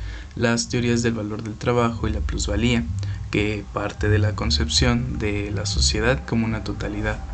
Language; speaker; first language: Spanish; native; Spanish